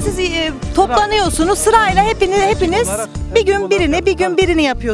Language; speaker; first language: Turkish; native; Turkish